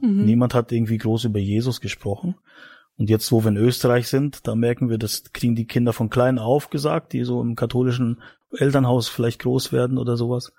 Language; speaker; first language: German; native; German